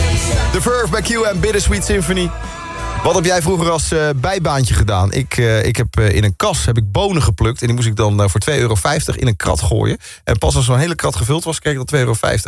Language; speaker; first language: Dutch; native; Dutch